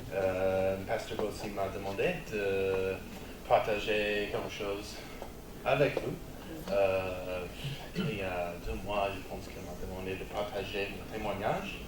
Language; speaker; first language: French; non-native, learner; English